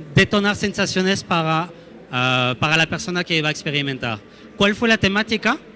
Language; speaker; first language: Spanish; non-native, fluent; French